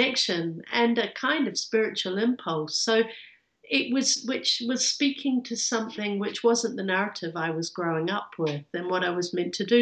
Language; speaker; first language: English; native; English